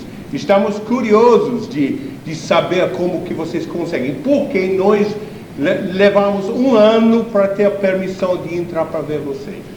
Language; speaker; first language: Portuguese; non-native, fluent; English